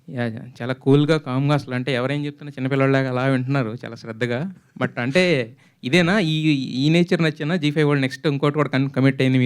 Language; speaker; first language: Telugu; native; Telugu